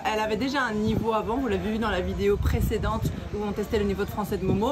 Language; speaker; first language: French; native; French